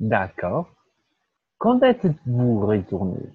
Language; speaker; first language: French; non-native, learner; Portuguese